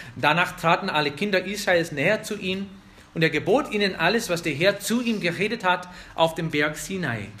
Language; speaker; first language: German; non-native, fluent; English